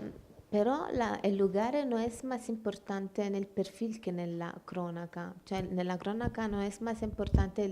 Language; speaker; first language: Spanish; non-native, learner; Italian